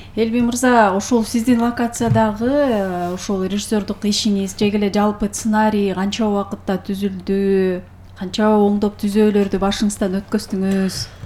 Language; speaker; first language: Kyrgyz; native; Kyrgyz